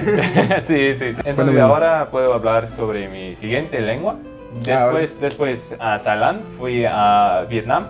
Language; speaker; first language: Spanish; non-native, fluent; English